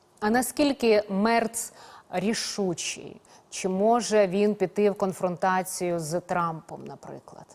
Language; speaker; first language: Ukrainian; native; Ukrainian